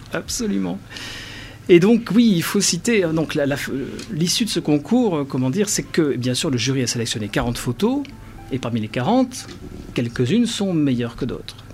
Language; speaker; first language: French; native; French